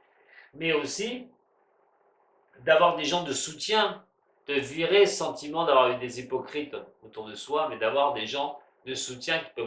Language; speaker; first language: French; native; French